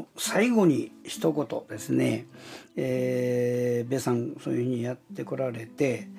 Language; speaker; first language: Japanese; native; Japanese